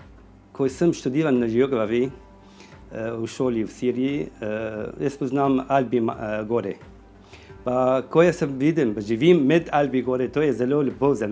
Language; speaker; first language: Slovenian; non-native, learner; Arabic